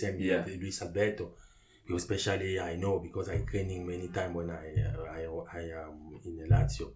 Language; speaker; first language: English; non-native, learner; French